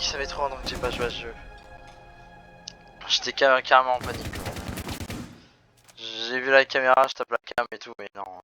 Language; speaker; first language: French; native; French